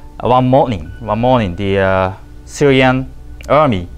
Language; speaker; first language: English; non-native, learner; Japanese